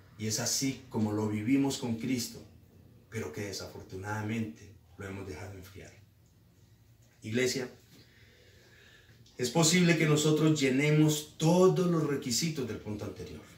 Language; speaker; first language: Spanish; native; Spanish